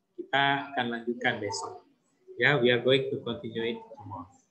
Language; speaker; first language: English; non-native, fluent; Indonesian